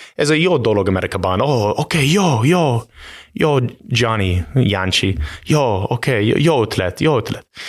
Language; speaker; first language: Hungarian; non-native, learner; English